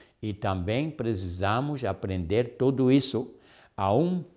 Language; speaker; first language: Portuguese; non-native, fluent; German